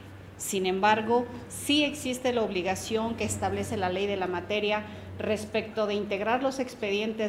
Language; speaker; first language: Spanish; native; Spanish